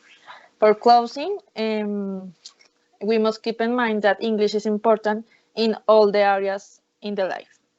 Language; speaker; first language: English; non-native, learner; Spanish